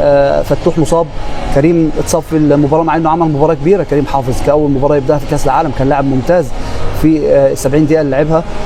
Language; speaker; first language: Arabic; native; Arabic